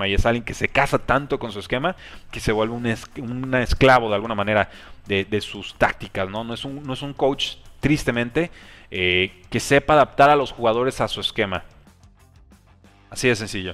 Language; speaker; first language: Spanish; native; Spanish